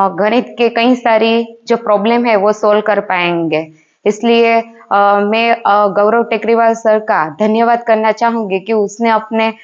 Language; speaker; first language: Hindi; non-native, local second language; Gujarati